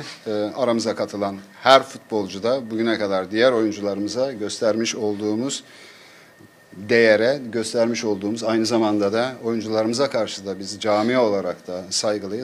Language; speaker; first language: Turkish; native; Turkish